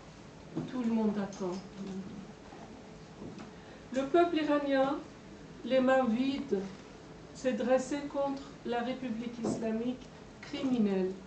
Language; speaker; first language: French; non-native, fluent; Persian